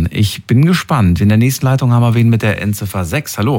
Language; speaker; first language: German; native; German